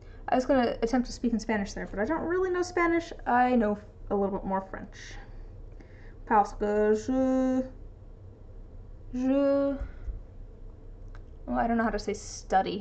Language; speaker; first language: English; native; English